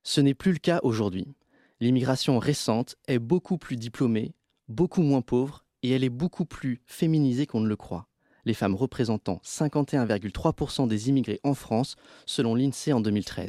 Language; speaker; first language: French; native; French